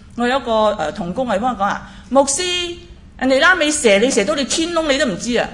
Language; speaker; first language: Chinese; native; Chinese